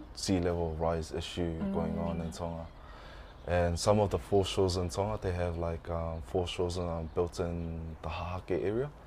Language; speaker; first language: English; early bilingual, other home language; Tongan